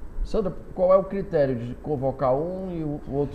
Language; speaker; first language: Portuguese; native; Portuguese